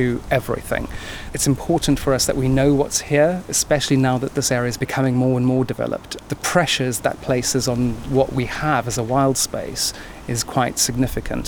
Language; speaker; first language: English; native; English